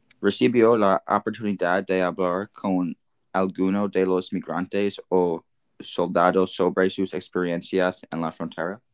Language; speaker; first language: Spanish; non-native, learner; English